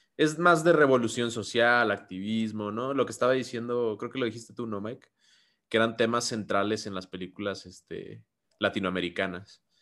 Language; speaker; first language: Spanish; native; Spanish